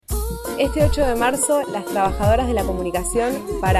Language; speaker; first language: Spanish; native; Spanish